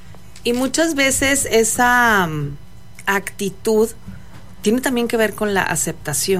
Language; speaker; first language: Spanish; native; Spanish